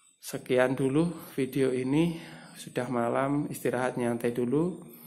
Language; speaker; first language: Indonesian; non-native, local second language; Javanese